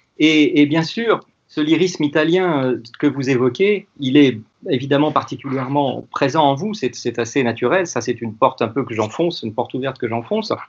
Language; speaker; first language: French; native; French